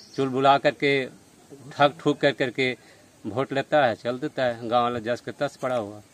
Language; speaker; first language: Hindi; native; Hindi